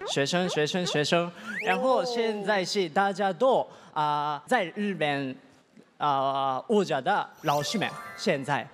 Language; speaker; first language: Chinese; non-native, learner; Japanese